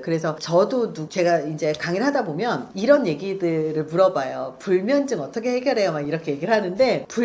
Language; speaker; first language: Korean; native; Korean